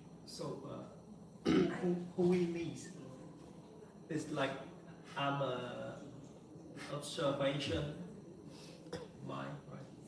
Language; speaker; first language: English; non-native, learner; Vietnamese